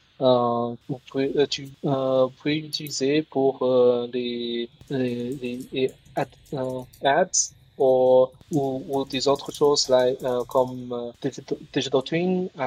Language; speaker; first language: French; non-native, learner; Chinese